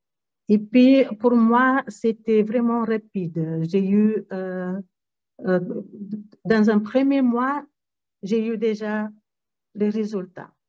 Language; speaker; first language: French; non-native, fluent; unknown